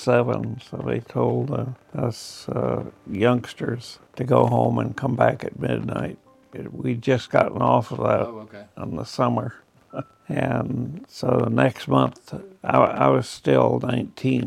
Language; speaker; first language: English; native; English